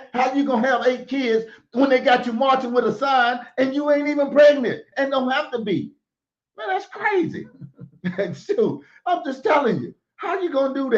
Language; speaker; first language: English; native; English